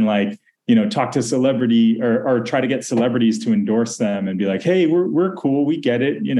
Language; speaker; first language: English; native; English